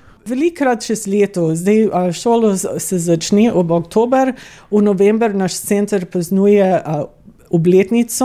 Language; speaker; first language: Slovenian; early bilingual, heritage; Slovenian